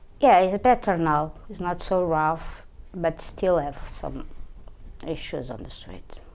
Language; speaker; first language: English; non-native, learner; Portuguese